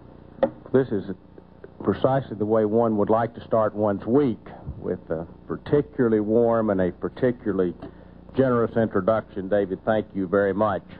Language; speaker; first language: English; native; English